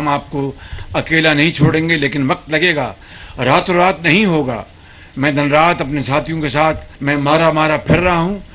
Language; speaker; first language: Urdu; non-native, local second language; Punjabi